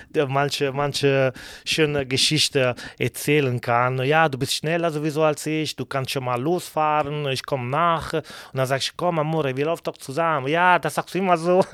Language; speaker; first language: German; non-native, learner; Italian